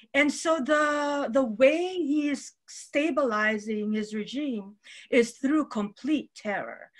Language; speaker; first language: English; non-native, local second language; Waray